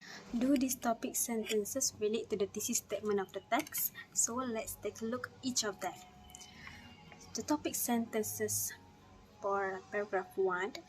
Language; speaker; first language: English; non-native, fluent; Malay